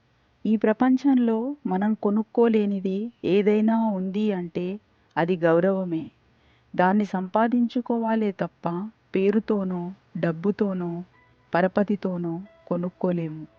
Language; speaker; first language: Telugu; native; Telugu